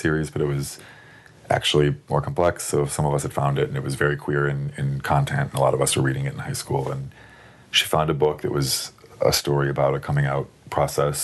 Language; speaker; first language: English; native; English